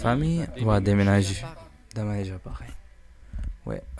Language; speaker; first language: French; non-native, learner; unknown